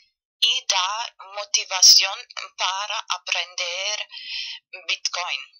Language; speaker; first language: Spanish; non-native, fluent; German